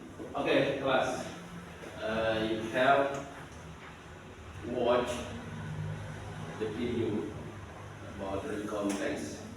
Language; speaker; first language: English; non-native, learner; Indonesian